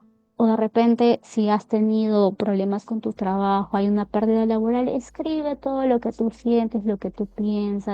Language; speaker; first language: Spanish; native; Spanish